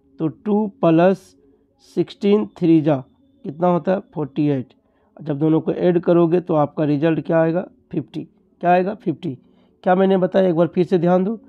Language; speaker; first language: Hindi; native; Hindi